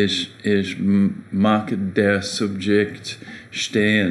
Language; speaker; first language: German; non-native, learner; English